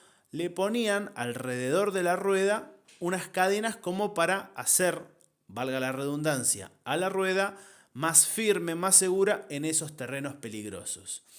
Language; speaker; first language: Spanish; native; Spanish